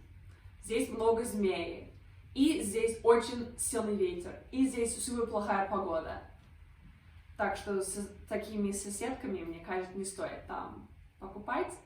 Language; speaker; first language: Russian; non-native, fluent; English